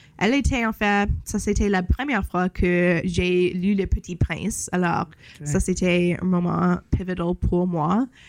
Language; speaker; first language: French; non-native, local second language; English